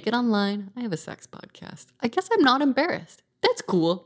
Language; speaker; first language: English; native; English